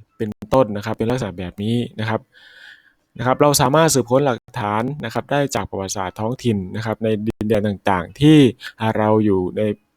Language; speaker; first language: Thai; native; Thai